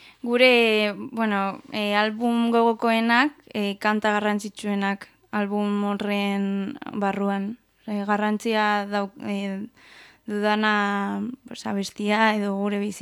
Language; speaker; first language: Basque; non-native, local second language; Spanish